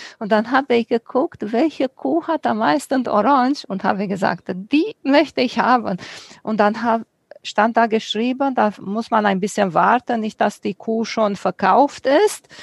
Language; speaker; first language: German; non-native, fluent; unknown